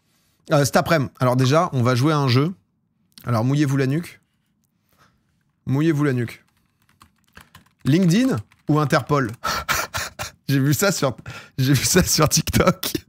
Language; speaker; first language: French; native; French